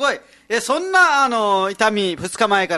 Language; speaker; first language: Japanese; non-native, fluent; Nepali